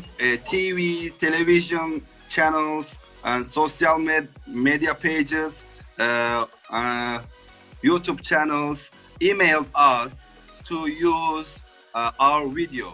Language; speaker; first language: English; non-native, fluent; Turkish